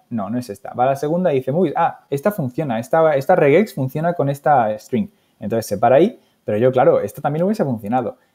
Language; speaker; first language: Spanish; native; Spanish